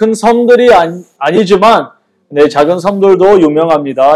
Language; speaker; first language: Korean; non-native, fluent; Indonesian